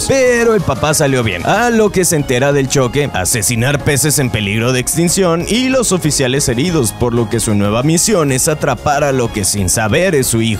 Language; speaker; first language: Spanish; native; Spanish